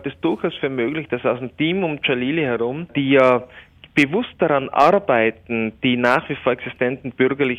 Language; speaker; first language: German; native; German